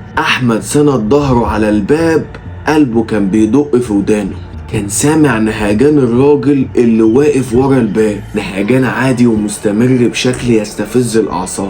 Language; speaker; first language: Arabic; native; Arabic